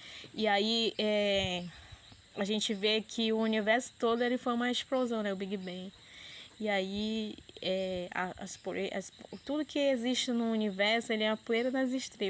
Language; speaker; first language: Portuguese; native; Portuguese